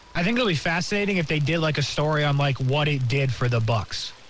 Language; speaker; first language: English; native; English